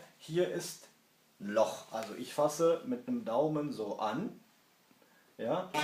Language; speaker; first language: German; early bilingual, other home language; Kurdish